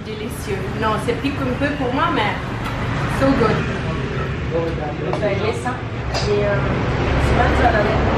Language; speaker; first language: French; non-native, learner; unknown